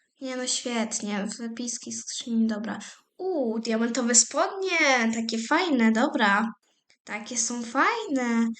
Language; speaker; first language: Polish; native; Polish